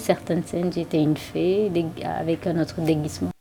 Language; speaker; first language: French; non-native, fluent; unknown